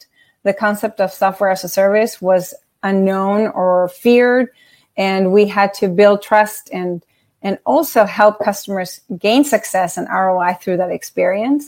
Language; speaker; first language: English; non-native, fluent; Spanish